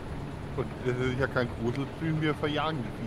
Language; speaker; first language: German; native; German